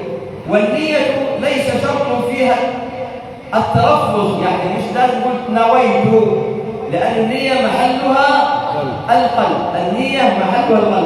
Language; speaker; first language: Arabic; native; Arabic